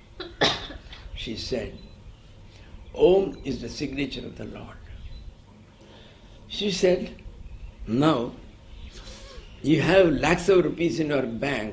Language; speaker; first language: English; non-native, local second language; Tamil